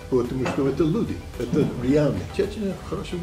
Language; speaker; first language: Russian; non-native, learner; English